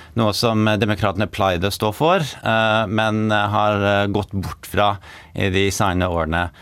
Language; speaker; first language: Norwegian; non-native, fluent; English